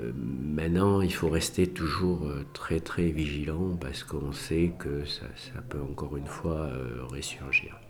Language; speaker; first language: French; native; French